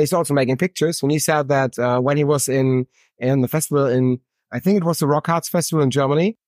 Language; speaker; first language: English; non-native, fluent; German